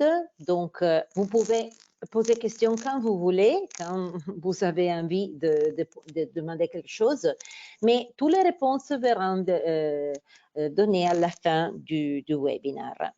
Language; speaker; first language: French; non-native, fluent; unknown